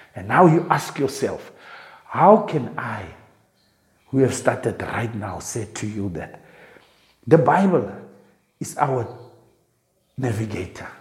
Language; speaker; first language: English; non-native, local second language; Afrikaans